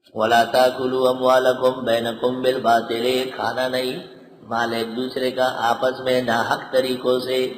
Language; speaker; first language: Urdu; non-native, local second language; Pashto